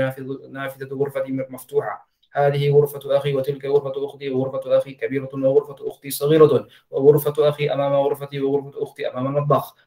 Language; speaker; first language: Arabic; non-native, fluent; Indonesian